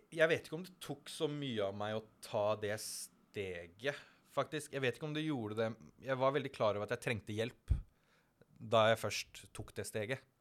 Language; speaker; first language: Norwegian; early bilingual, other home language; Tamil